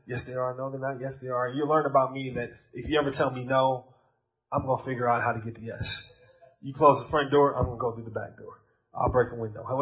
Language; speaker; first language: English; native; English